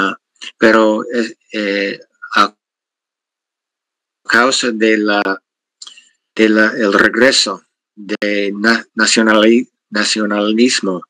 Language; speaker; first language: Spanish; non-native, fluent; English